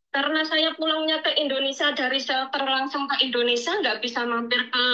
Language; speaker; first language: Indonesian; native; Indonesian